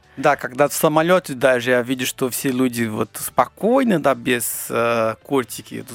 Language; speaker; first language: Russian; non-native, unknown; Portuguese